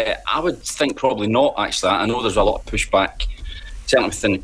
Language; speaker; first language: English; native; English